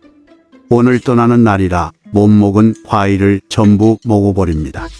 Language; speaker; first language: Korean; native; Korean